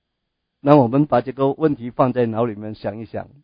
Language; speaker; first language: Chinese; native; Chinese